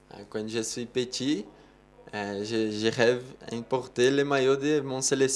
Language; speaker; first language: French; non-native, learner; Portuguese